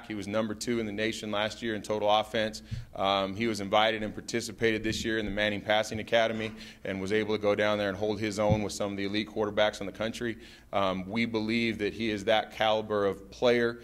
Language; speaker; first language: English; native; English